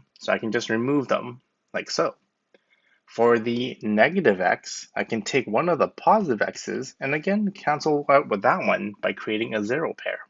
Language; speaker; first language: English; native; English